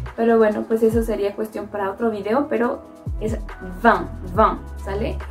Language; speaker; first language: Spanish; native; Spanish